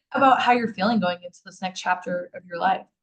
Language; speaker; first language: English; native; English